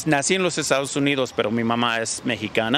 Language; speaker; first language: Spanish; early bilingual, heritage; Spanish